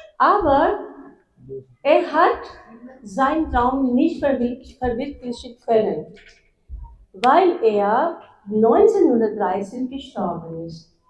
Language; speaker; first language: German; non-native, fluent; Urdu